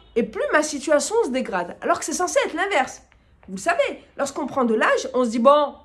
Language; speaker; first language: French; native; French